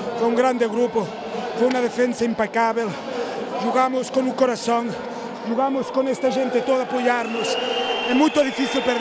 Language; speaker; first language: Portuguese; non-native, fluent; Spanish